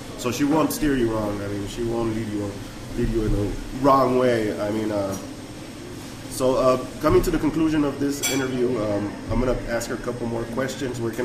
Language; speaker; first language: English; early bilingual, other home language; Spanish